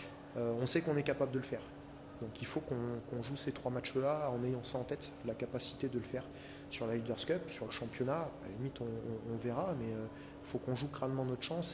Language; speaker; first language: French; native; French